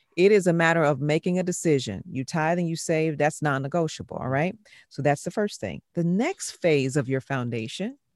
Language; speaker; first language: English; native; English